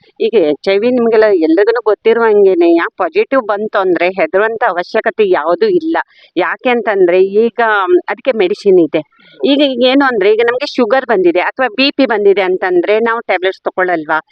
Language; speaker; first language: Kannada; native; Kannada